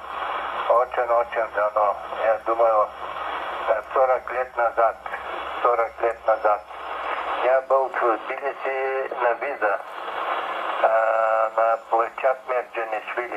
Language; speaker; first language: Russian; non-native, learner; Bulgarian